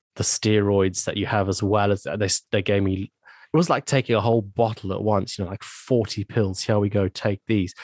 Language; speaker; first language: English; native; English